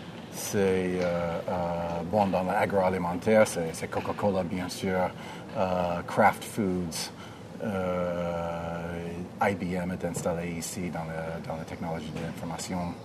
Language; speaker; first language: French; non-native, fluent; English